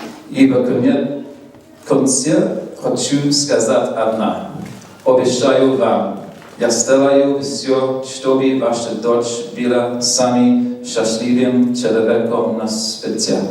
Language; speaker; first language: Russian; non-native, learner; English